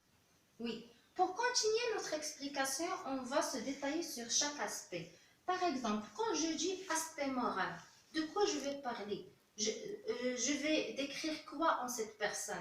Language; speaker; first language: French; non-native, local second language; Arabic